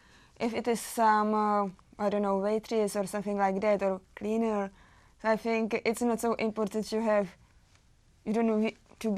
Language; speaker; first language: English; non-native, learner; Czech